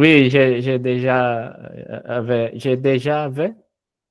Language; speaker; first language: French; non-native, fluent; Portuguese